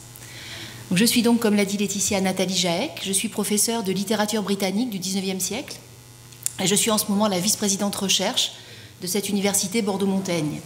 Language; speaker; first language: French; native; French